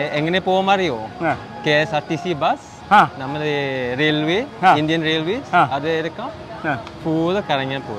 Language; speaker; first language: Malayalam; non-native, learner; Chinese